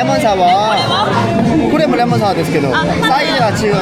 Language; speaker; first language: Japanese; non-native, learner; Korean